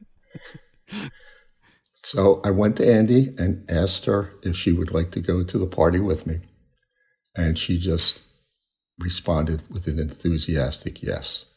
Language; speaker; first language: English; native; English